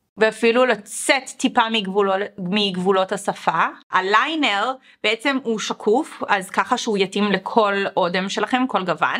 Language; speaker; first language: Hebrew; early bilingual, other home language; English